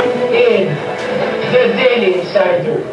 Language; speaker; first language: English; non-native, local second language; Filipino